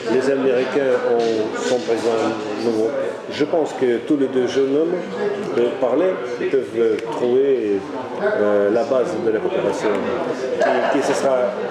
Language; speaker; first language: French; non-native, fluent; Russian